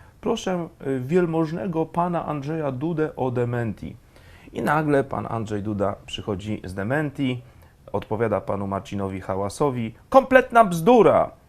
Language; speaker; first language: Polish; native; Polish